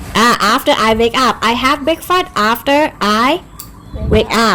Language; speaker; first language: English; non-native, fluent; Thai